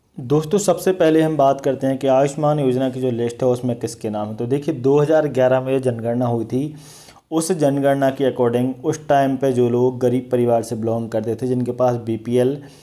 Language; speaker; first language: Hindi; native; Hindi